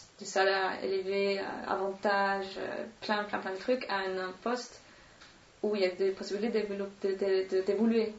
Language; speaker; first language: French; non-native, fluent; Swedish